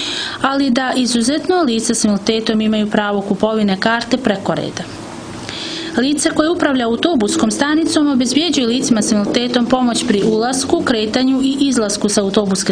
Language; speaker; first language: Croatian; native; Croatian